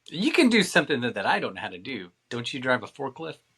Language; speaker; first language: English; native; English